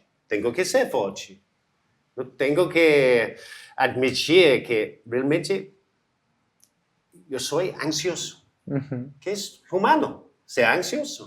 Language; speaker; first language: Portuguese; non-native, learner; English